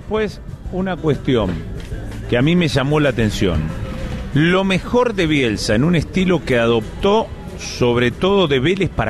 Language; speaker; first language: Spanish; native; Spanish